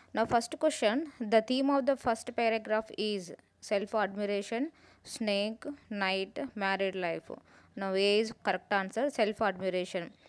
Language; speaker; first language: English; non-native, local second language; Telugu